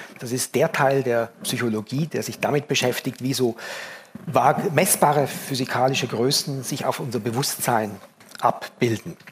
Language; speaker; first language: German; native; German